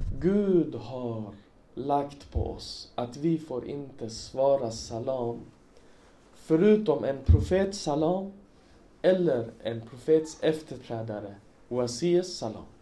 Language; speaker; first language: Swedish; early bilingual, other home language; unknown